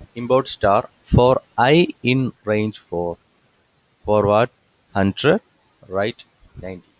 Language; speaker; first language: English; non-native, local second language; Malayalam